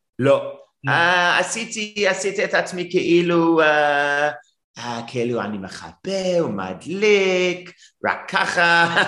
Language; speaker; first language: Hebrew; non-native, fluent; English